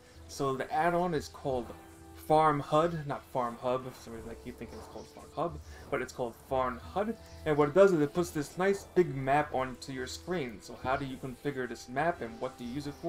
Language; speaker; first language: English; native; English